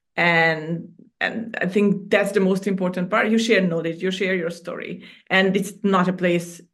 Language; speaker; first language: English; non-native, fluent; Hungarian